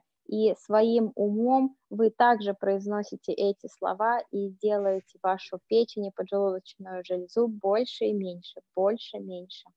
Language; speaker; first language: Russian; native; Russian